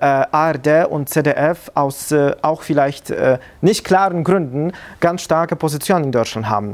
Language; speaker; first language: German; non-native, fluent; Polish